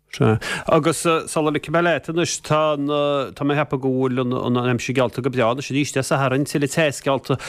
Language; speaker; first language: Irish; native; Irish